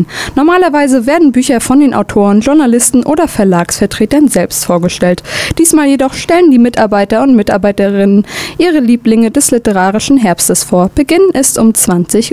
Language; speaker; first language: German; native; German